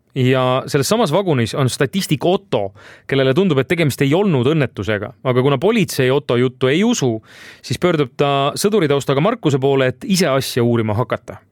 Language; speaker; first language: Estonian; native; Estonian